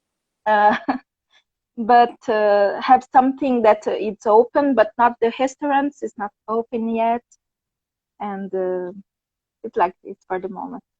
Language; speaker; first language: English; non-native, fluent; Portuguese